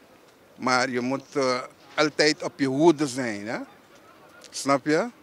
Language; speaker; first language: Dutch; non-native, local second language; Papiamento